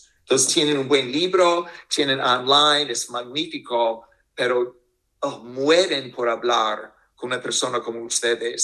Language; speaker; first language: Spanish; non-native, fluent; English